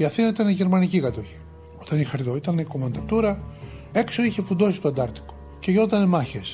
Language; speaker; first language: Greek; native; Greek